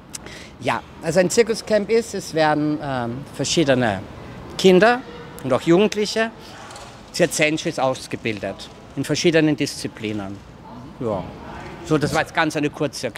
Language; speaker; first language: German; native; German